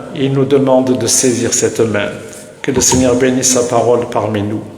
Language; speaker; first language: French; native; French